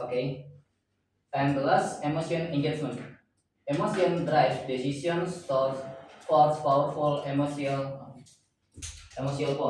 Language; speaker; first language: English; non-native, learner; Indonesian